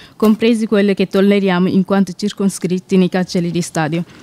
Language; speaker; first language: Italian; non-native, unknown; Wolof